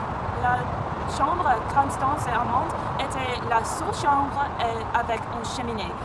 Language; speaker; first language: French; non-native, learner; English